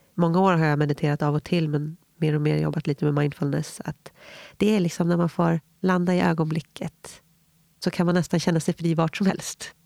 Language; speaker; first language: Swedish; native; Swedish